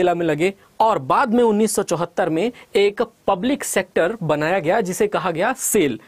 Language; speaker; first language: Hindi; native; Hindi